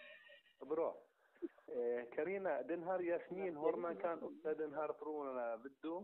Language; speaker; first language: Swedish; non-native, learner; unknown